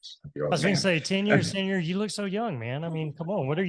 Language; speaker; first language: English; native; English